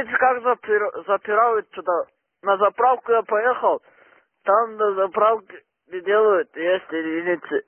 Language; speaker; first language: Russian; non-native, local second language; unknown